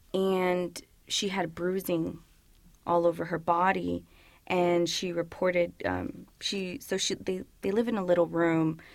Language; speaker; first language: English; early bilingual, other home language; Spanish